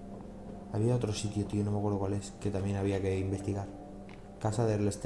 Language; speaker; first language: Spanish; native; Spanish